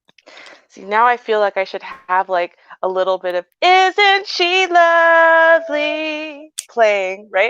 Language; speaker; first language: English; native; English